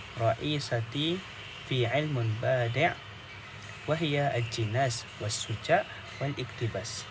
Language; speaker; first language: Arabic; non-native, local second language; Malay